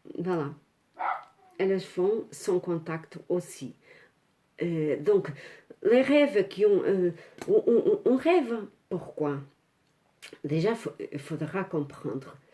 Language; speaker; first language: French; non-native, fluent; Portuguese